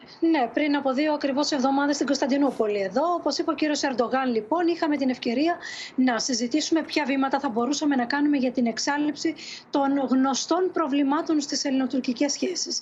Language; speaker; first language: Greek; native; Greek